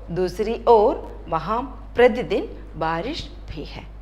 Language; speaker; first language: Hindi; non-native, local second language; Malayalam